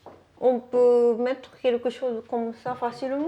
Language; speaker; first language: French; non-native, learner; Japanese